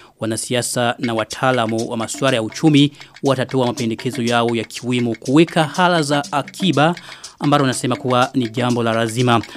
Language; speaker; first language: Swahili; non-native, local second language; Rundi